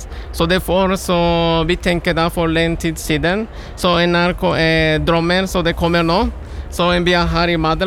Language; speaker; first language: Norwegian; non-native, learner; Spanish